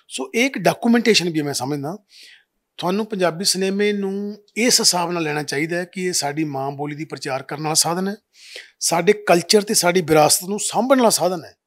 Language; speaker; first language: Punjabi; native; Punjabi